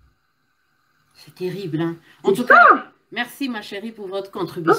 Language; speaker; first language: French; non-native, local second language; Lingala